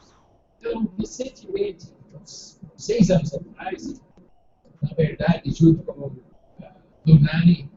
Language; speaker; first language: Portuguese; non-native, fluent; English